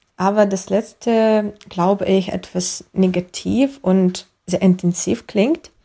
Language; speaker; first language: German; non-native, fluent; English